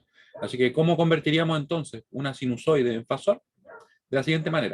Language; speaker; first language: Spanish; native; Spanish